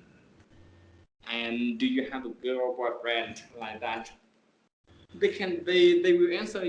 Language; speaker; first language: English; non-native, learner; Vietnamese